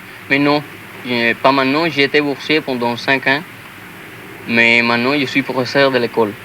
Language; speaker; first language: French; non-native, learner; Spanish